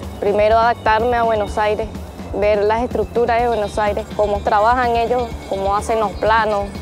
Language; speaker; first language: Spanish; native; Spanish